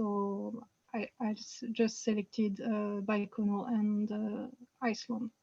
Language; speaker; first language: English; non-native, fluent; French